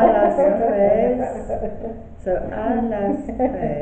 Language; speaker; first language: Spanish; non-native, learner; English